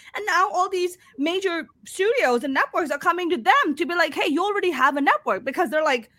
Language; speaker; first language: English; non-native, local second language; Urdu